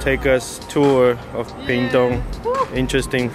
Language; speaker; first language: English; non-native, local second language; Chinese